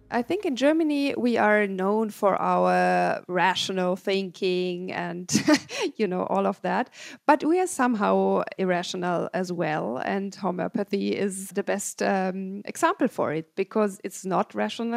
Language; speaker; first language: English; non-native, fluent; German